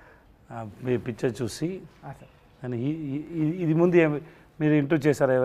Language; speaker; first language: Telugu; non-native, learner; Tamil